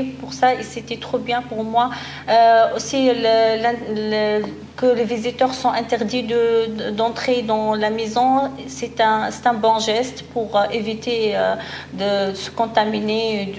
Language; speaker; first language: French; non-native, local second language; Arabic